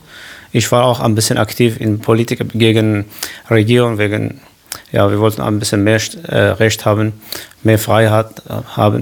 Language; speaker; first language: German; non-native, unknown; Kurdish